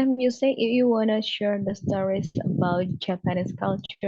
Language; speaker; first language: English; non-native, learner; Indonesian